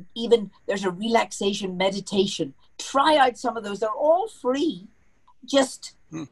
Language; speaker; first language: English; native; English